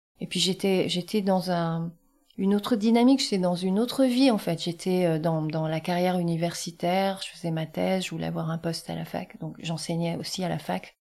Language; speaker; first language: French; early bilingual, other home language; Vietnamese